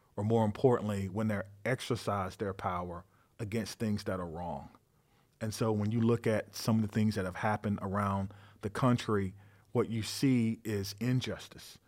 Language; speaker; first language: English; native; English